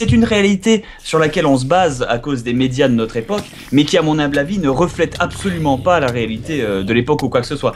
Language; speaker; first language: French; native; French